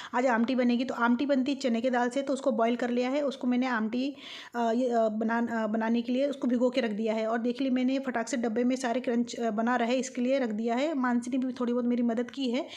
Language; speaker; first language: Hindi; non-native, local second language; Bangla